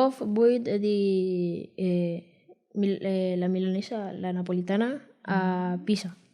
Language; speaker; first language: Welsh; non-native, learner; Spanish